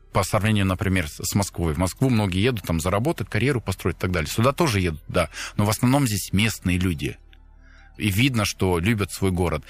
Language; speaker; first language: Russian; non-native, fluent; German